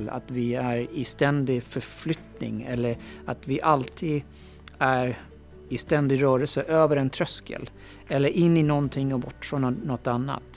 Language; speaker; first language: Swedish; non-native, fluent; English